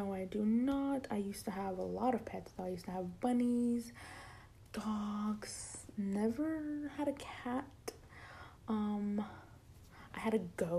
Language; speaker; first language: English; early bilingual, other home language; Spanish